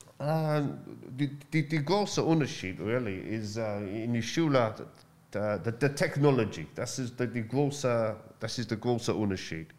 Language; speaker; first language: German; non-native, learner; English